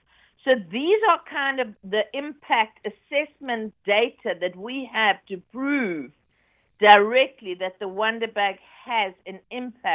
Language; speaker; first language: English; native; English